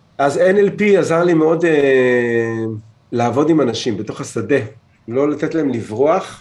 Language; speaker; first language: Hebrew; native; Hebrew